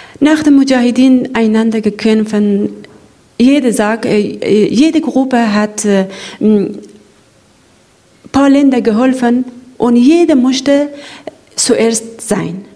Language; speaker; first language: German; non-native, learner; Persian